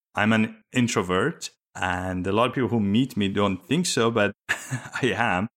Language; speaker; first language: English; early bilingual, other home language; Persian